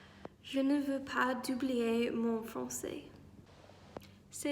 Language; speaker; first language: French; non-native, learner; English